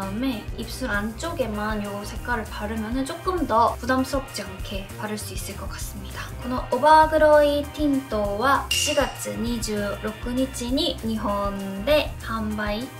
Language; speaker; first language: Japanese; non-native, fluent; Korean